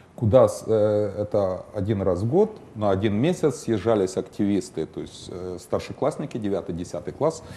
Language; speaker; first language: Russian; non-native, local second language; Ukrainian